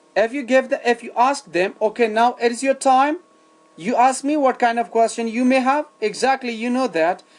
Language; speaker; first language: English; non-native, fluent; Persian